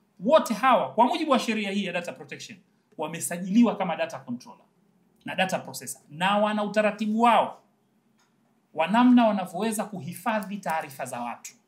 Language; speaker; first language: Swahili; native; Swahili